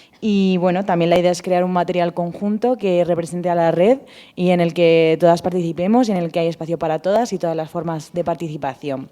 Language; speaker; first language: Spanish; native; Spanish